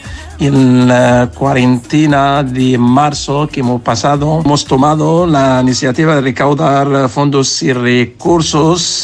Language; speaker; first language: Spanish; non-native, learner; Arabic